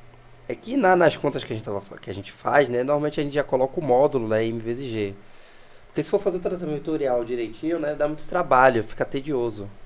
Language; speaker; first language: Portuguese; native; Portuguese